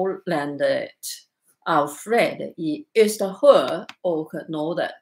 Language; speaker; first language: Swedish; non-native, learner; Chinese